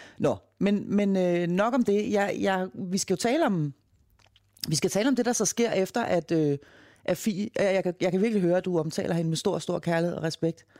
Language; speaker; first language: Danish; native; Danish